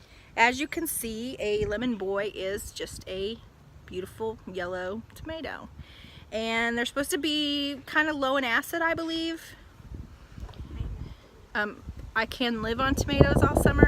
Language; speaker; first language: English; native; English